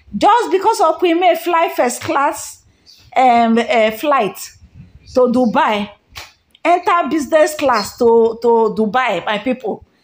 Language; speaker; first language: Nigerian Pidgin; non-native, local second language; Igbo